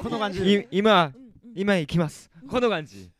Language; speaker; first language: Japanese; non-native, learner; Korean